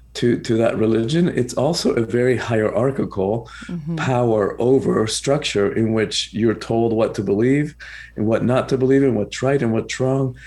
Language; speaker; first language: English; early bilingual, other home language; Spanish